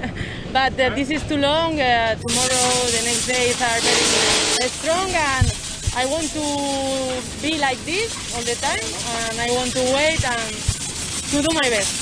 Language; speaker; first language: English; non-native, learner; Spanish